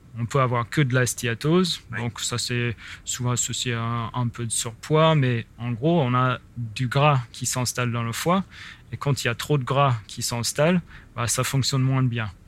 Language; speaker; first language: French; non-native, fluent; English